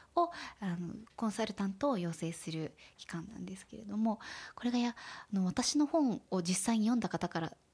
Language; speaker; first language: Japanese; native; Japanese